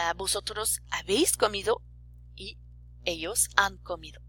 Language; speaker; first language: Spanish; non-native, fluent; French